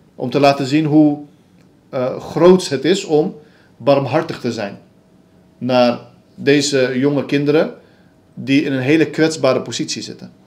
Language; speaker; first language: Dutch; early bilingual, other home language; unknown